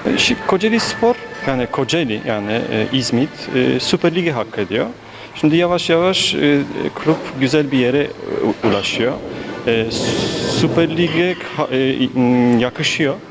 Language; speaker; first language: Turkish; non-native, fluent; Polish